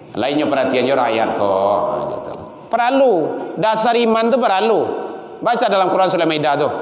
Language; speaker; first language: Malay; non-native, local second language; Minangkabau